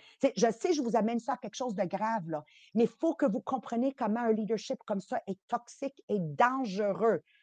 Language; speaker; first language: French; early bilingual, other home language; Italian